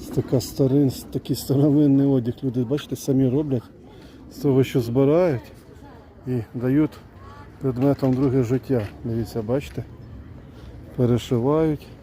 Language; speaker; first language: Ukrainian; native; Ukrainian